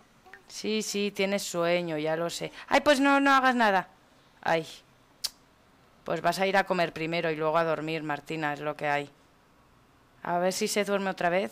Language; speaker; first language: Spanish; native; Spanish